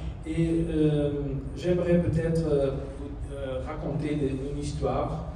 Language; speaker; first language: French; non-native, learner; Spanish